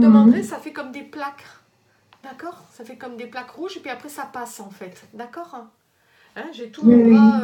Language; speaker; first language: French; native; French